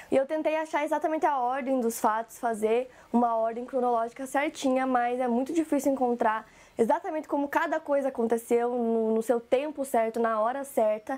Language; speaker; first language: Portuguese; native; Portuguese